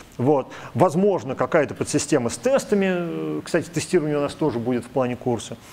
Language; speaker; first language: Russian; native; Russian